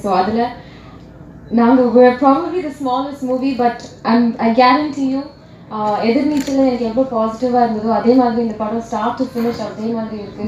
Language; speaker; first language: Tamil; non-native, learner; English